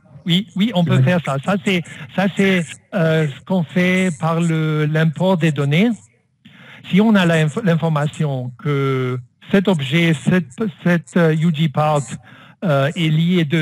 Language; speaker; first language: French; non-native, fluent; German